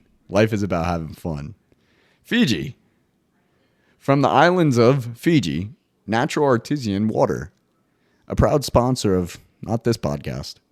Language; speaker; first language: English; native; English